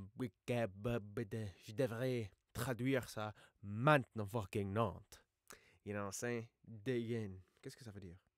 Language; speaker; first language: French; non-native, learner; English